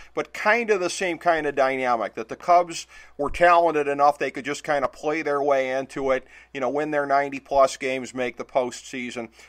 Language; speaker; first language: English; native; English